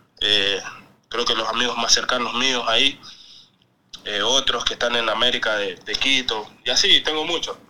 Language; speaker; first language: Spanish; native; Spanish